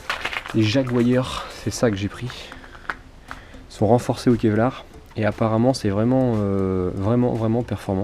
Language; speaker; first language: French; native; French